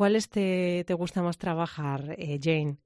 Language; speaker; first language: Spanish; native; Spanish